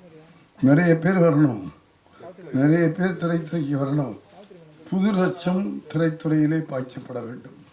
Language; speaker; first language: Tamil; native; Tamil